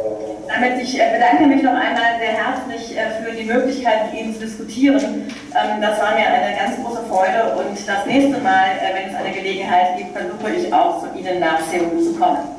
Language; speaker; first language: German; native; German